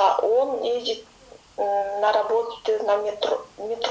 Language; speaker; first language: Russian; non-native, learner; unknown